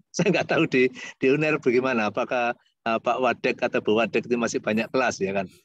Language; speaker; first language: Indonesian; native; Indonesian